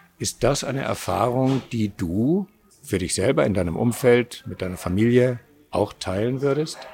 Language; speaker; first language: German; native; German